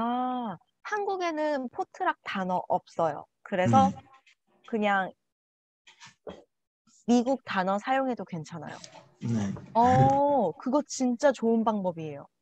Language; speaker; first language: Korean; non-native, learner; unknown